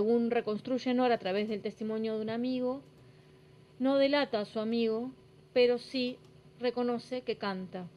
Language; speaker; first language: Spanish; native; Spanish